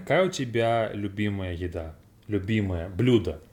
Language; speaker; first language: Russian; non-native, learner; English